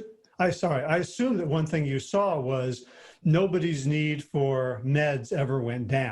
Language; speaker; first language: English; native; English